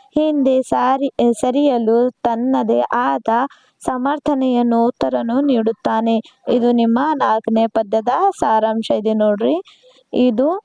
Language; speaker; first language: Kannada; non-native, local second language; Urdu